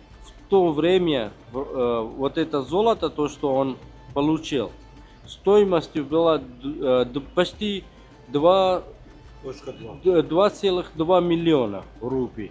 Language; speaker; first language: Russian; non-native, fluent; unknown